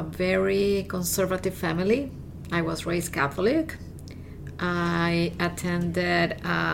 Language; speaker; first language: English; non-native, fluent; Spanish